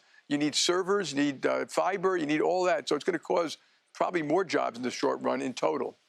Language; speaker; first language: English; native; English